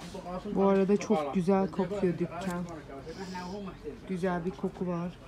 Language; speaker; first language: Turkish; native; Turkish